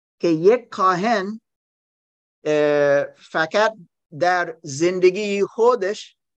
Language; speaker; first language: Persian; non-native, learner; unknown